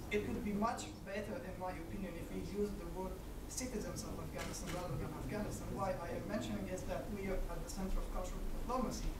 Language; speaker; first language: English; non-native, fluent; Persian